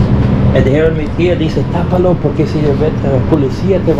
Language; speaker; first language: Spanish; non-native, learner; English